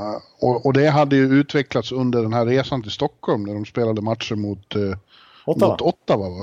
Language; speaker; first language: Swedish; native; Swedish